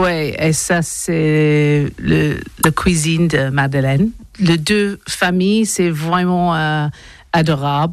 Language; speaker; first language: French; non-native, learner; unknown